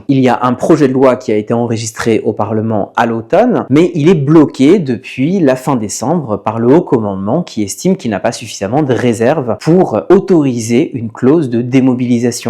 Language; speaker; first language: French; native; French